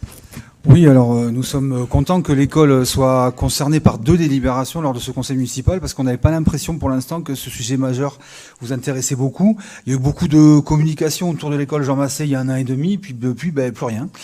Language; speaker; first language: French; native; French